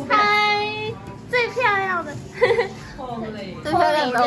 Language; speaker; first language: Chinese; non-native, learner; Tibetan